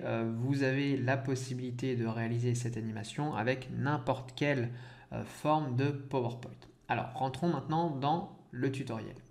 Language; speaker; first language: French; native; French